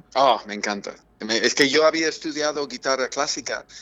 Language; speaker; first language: Spanish; non-native, fluent; English